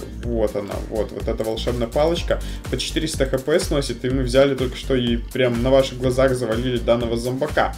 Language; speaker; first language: Russian; native; Russian